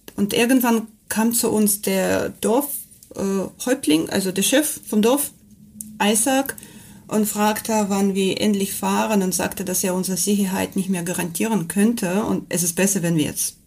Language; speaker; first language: German; non-native, fluent; Russian